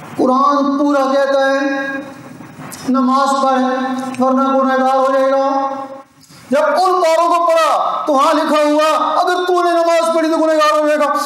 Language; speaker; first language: Urdu; non-native, local second language; Punjabi